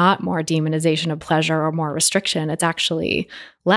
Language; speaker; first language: English; native; English